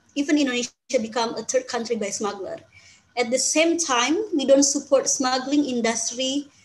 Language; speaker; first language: English; non-native, fluent; Indonesian